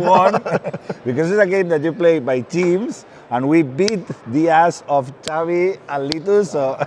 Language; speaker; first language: English; non-native, fluent; Spanish